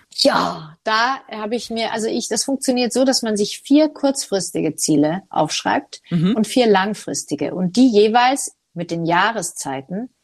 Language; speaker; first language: German; native; German